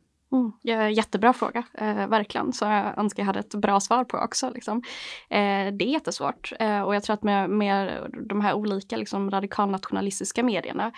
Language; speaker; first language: Swedish; native; Swedish